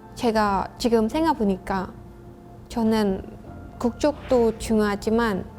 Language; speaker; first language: Korean; non-native, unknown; Khmer